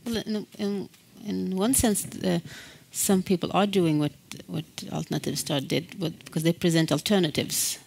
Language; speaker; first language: English; non-native, fluent; Swedish